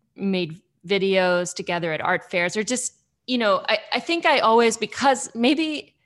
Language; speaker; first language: English; native; English